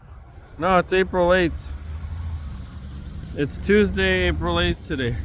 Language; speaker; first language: English; native; English